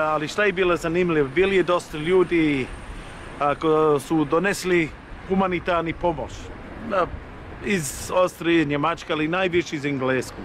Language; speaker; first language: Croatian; non-native, fluent; English